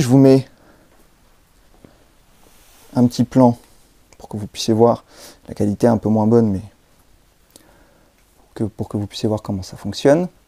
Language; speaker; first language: French; native; French